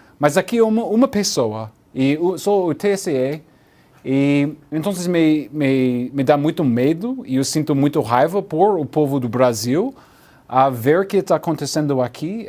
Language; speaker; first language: Portuguese; non-native, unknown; English